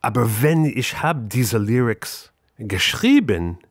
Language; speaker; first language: German; non-native, learner; English